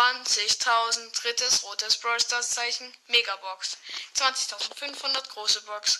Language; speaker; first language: German; native; German